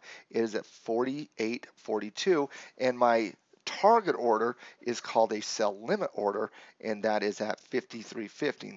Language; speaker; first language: English; native; English